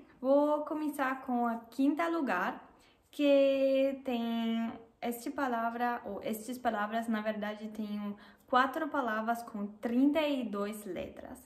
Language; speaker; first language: Portuguese; non-native, learner; German